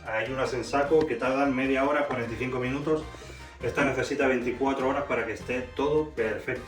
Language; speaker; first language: Spanish; native; Spanish